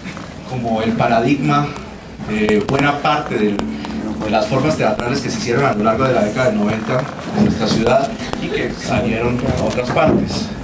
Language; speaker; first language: Spanish; native; Spanish